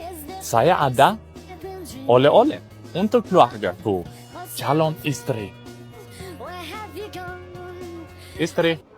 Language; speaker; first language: Indonesian; non-native, learner; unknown